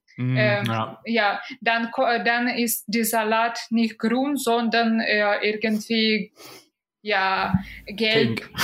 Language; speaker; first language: German; non-native, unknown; Russian